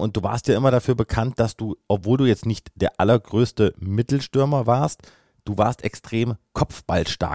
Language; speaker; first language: German; native; German